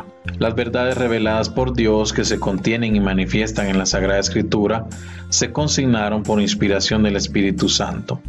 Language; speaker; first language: Spanish; native; Spanish